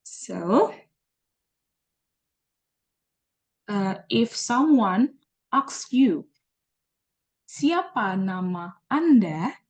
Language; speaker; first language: English; non-native, learner; Indonesian